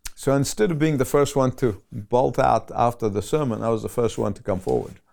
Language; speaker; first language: English; non-native, fluent; Arabic